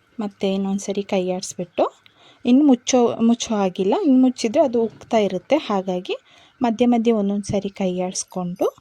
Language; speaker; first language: Kannada; non-native, local second language; Kodava